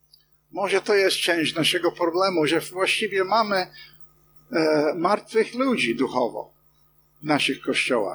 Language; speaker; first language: Polish; non-native, fluent; English